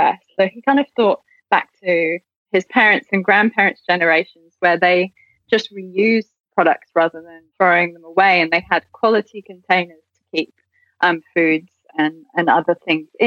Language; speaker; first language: English; native; English